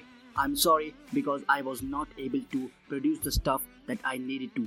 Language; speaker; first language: English; non-native, local second language; Hindi